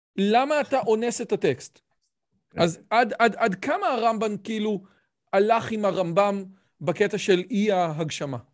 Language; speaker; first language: Hebrew; native; Hebrew